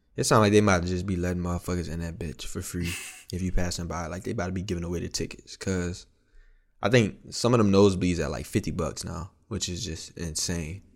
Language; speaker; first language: English; native; English